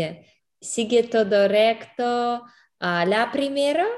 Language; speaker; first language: Spanish; non-native, learner; English